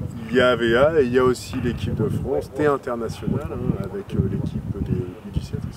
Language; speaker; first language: French; native; French